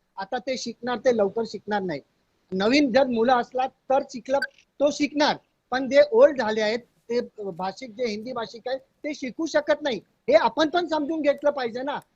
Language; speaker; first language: Marathi; non-native, local second language; Hindi